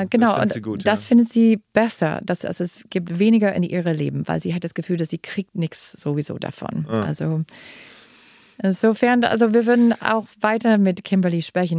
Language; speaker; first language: German; non-native, fluent; English